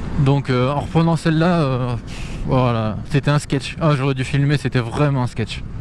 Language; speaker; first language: French; native; French